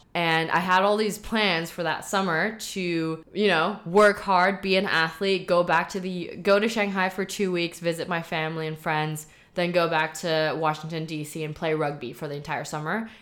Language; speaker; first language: English; early bilingual, heritage; Chinese